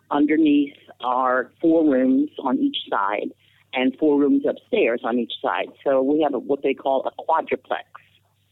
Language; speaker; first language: English; native; English